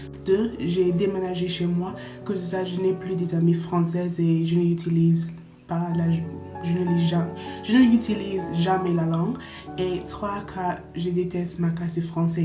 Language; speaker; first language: French; non-native, learner; English